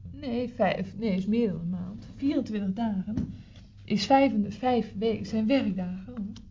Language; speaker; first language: Dutch; native; Dutch